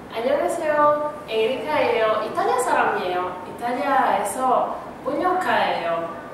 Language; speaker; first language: Korean; non-native, learner; Italian